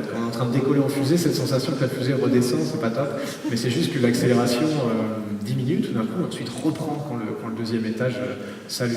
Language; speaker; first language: French; native; French